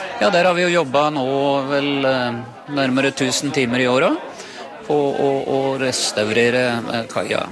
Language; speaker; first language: Norwegian; native; Norwegian